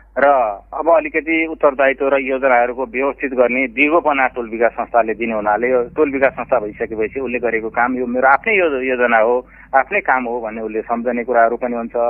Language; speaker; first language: Nepali; native; Nepali